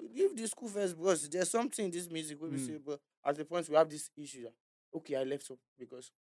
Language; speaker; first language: English; non-native, local second language; Yoruba